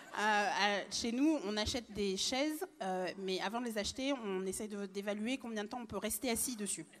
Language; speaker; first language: French; native; French